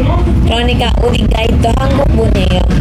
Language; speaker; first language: Korean; non-native, learner; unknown